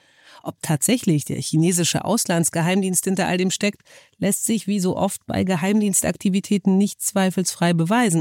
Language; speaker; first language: German; native; German